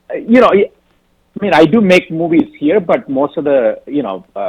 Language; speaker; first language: English; non-native, local second language; Tamil